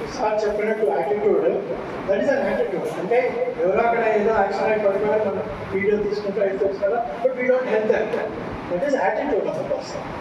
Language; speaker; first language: Telugu; non-native, fluent; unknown